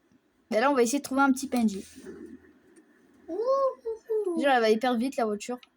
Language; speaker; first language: French; native; French